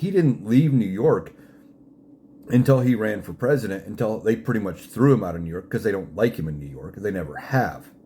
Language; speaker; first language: English; native; English